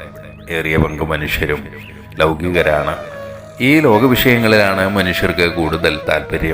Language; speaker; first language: Malayalam; native; Malayalam